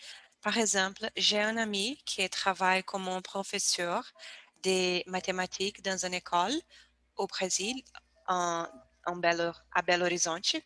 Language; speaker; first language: French; non-native, learner; Portuguese